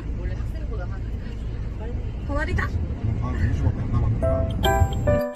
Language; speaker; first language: Korean; native; Korean